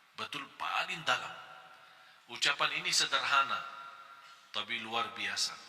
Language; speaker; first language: Malay; non-native, fluent; Arabic